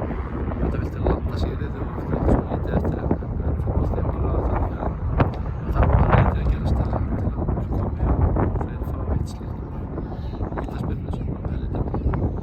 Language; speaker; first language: Icelandic; native; Icelandic